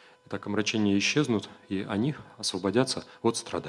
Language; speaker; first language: Russian; native; Russian